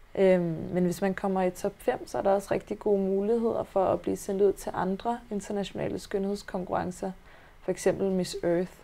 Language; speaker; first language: Danish; native; Danish